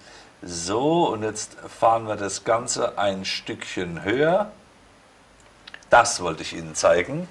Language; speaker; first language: German; native; German